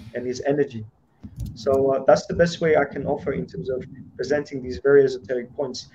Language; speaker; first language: English; non-native, fluent; Slovak